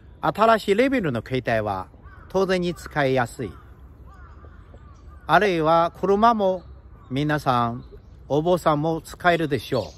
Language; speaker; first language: Japanese; non-native, fluent; Chinese